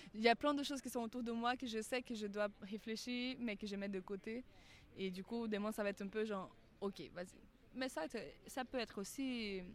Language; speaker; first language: French; non-native, fluent; Portuguese